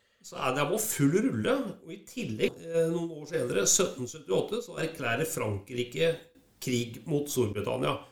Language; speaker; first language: Norwegian; native; Norwegian